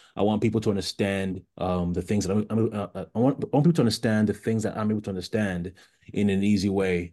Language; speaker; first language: English; early bilingual, other home language; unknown